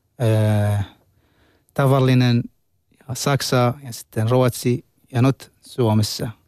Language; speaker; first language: Finnish; non-native, learner; Arabic